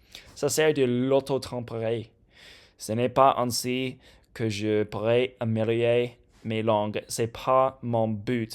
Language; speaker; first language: French; non-native, learner; English